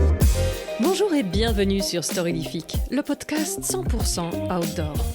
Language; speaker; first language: French; native; French